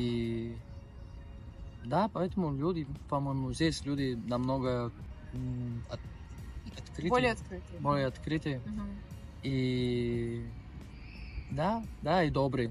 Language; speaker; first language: Russian; non-native, learner; Spanish